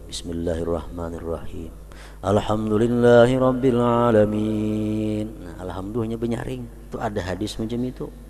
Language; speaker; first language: Indonesian; non-native, local second language; Banjar